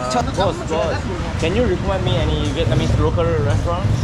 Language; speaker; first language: English; non-native, learner; Korean